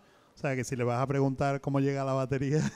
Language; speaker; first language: Spanish; native; Spanish